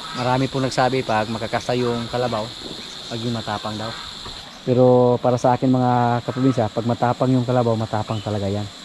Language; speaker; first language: Filipino; non-native, local second language; Cebuano